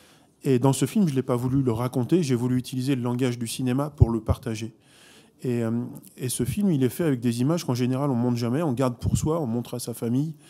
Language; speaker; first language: French; native; French